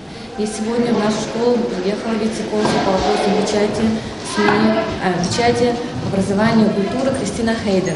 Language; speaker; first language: Russian; native; Russian